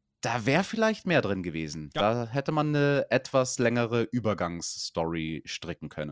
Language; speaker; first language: German; native; German